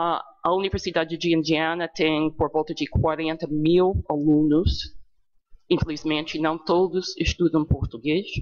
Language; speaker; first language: Portuguese; non-native, fluent; English